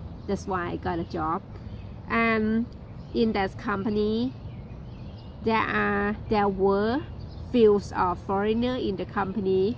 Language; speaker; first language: English; non-native, learner; Thai